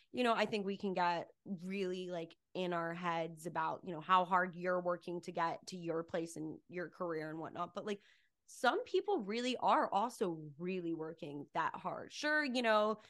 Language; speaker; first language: English; native; English